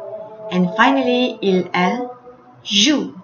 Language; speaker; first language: French; non-native, fluent; Malay